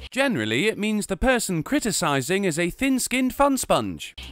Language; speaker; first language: English; native; English